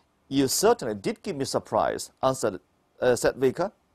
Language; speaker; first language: English; non-native, fluent; Chinese